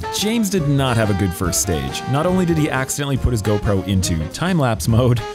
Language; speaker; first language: English; native; English